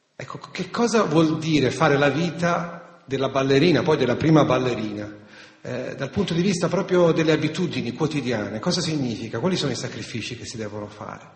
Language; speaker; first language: Italian; native; Italian